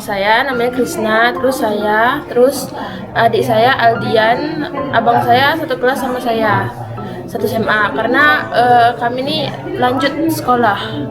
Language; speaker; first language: Indonesian; native; Indonesian